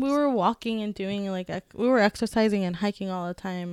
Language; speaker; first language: English; early bilingual, other home language; Spanish